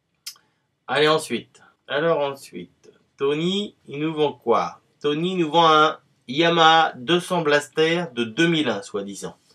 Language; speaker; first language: French; native; French